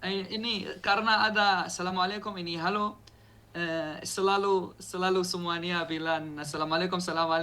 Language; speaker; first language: Indonesian; non-native, learner; Arabic